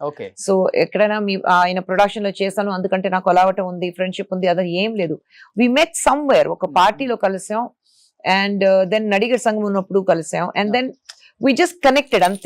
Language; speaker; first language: Telugu; non-native, local second language; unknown